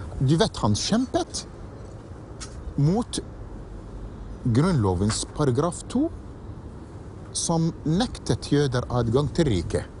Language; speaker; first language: Norwegian; non-native, fluent; Arabic